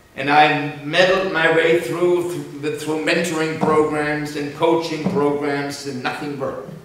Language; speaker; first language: English; non-native, fluent; German